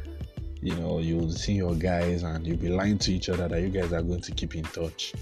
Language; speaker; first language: English; non-native, local second language; Yoruba